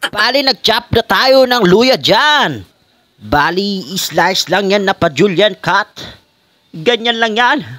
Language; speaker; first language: Filipino; non-native, local second language; Pampanga